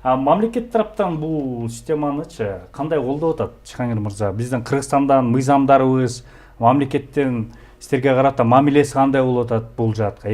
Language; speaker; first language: Kyrgyz; native; Kyrgyz